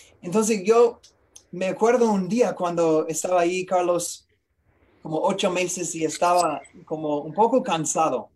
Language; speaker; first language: Spanish; non-native, learner; English